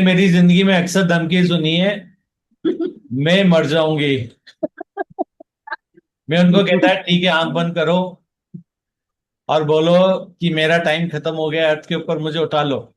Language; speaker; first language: Hindi; native; Hindi